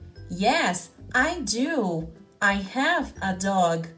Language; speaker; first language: English; non-native, fluent; Portuguese